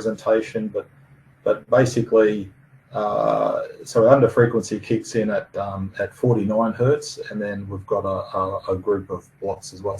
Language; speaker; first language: English; native; English